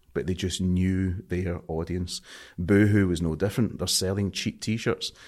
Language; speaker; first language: English; native; English